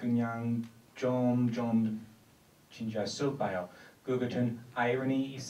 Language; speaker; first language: Korean; non-native, learner; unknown